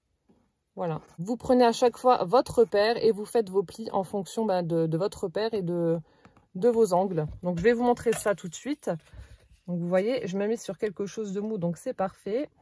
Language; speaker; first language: French; native; French